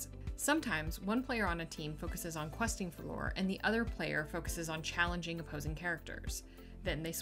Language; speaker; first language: English; native; English